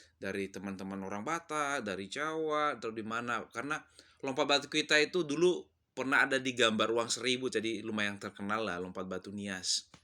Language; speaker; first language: Indonesian; non-native, local second language; Nias